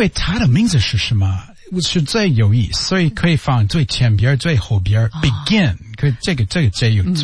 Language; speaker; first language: Chinese; non-native, learner; English